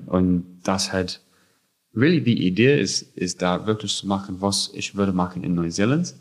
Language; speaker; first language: German; non-native, fluent; English